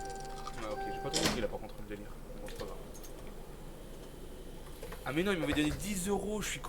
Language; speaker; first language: French; native; French